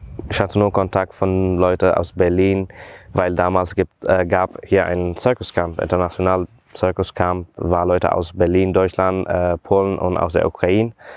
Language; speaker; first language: German; non-native, fluent; Persian